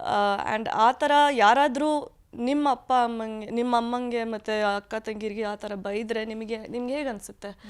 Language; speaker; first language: Kannada; early bilingual, heritage; Kannada